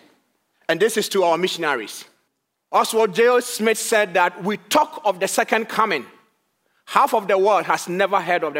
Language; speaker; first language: English; non-native, local second language; Akan